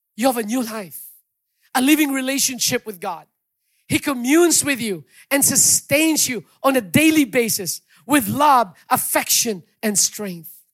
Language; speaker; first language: English; non-native, local second language; Hiligaynon